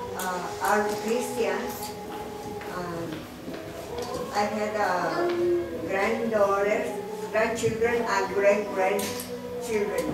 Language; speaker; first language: English; non-native, learner; Spanish